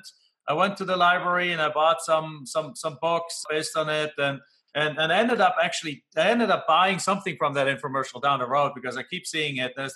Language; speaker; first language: English; non-native, fluent; German